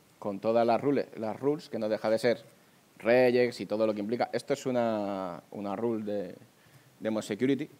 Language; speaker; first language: Spanish; native; Spanish